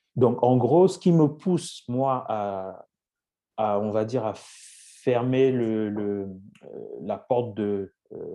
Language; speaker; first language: French; native; French